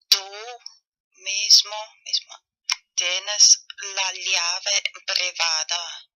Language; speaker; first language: Spanish; non-native, fluent; German